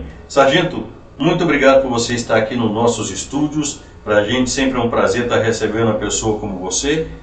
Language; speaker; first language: Portuguese; native; Portuguese